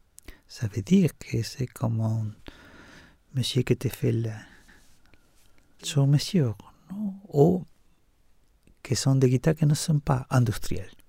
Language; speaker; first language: French; non-native, learner; Spanish